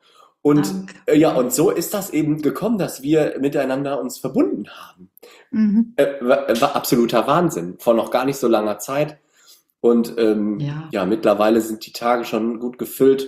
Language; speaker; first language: German; native; German